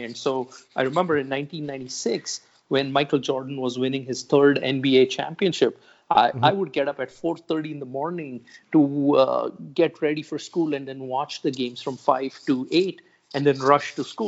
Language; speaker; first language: English; non-native, local second language; Marathi